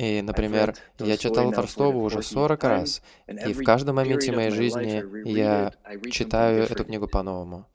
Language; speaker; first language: Russian; non-native, fluent; English